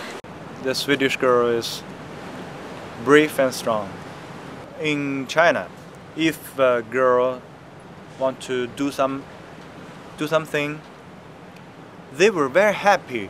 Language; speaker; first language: English; non-native, learner; Chinese